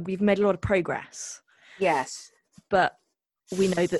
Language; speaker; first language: English; native; English